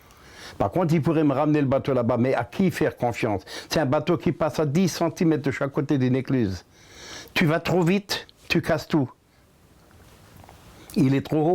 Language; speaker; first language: French; native; French